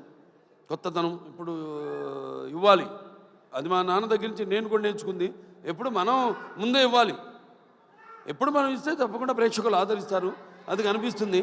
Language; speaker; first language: Telugu; native; Telugu